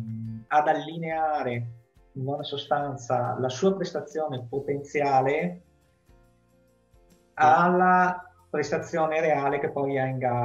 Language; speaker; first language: Italian; native; Italian